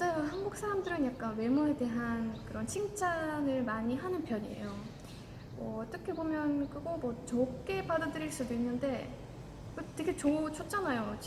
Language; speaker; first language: Korean; non-native, fluent; Estonian